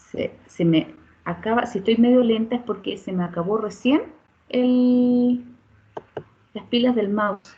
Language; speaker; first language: Spanish; native; Spanish